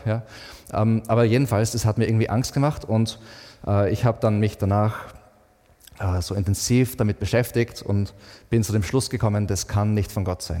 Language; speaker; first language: German; native; German